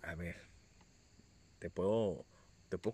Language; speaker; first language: Spanish; native; Spanish